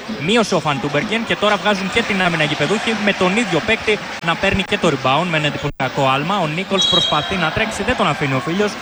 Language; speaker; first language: Greek; native; Greek